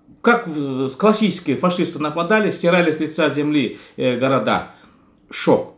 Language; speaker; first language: Russian; non-native, local second language; Kazakh